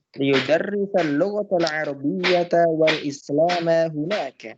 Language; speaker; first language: Arabic; non-native, fluent; Indonesian